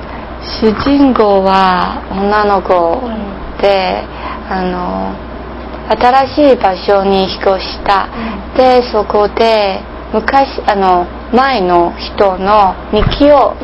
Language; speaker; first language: Japanese; non-native, learner; English